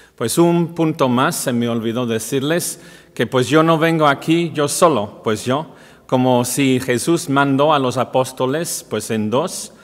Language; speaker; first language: Spanish; non-native, fluent; English